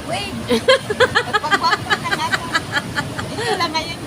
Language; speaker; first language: Filipino; non-native, local second language; Cebuano